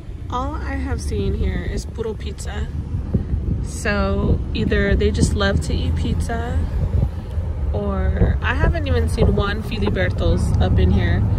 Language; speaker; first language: English; early bilingual, other home language; Spanish